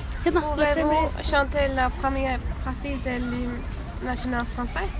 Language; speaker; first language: French; non-native, learner; Icelandic